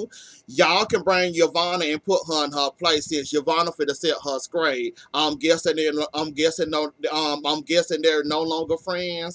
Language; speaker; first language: English; native; English